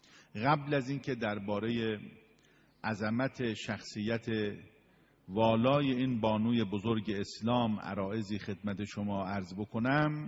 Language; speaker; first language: Persian; native; Persian